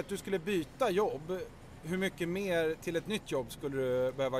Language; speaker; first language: Swedish; native; Swedish